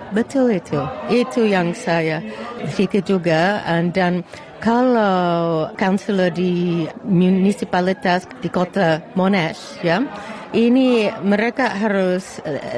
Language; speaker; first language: Indonesian; non-native, fluent; English